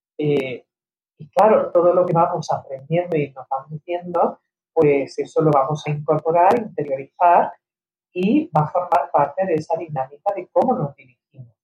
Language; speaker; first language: Spanish; early bilingual, heritage; Spanish